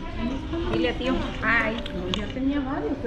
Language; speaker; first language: Spanish; native; Spanish